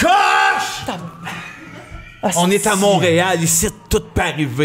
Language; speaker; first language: French; native; French